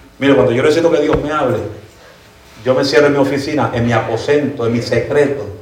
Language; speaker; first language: Spanish; early bilingual, heritage; Spanish